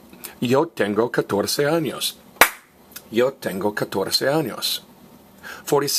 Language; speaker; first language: Spanish; non-native, fluent; English